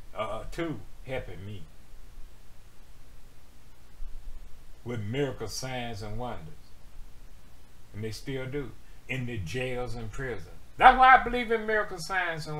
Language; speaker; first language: English; native; English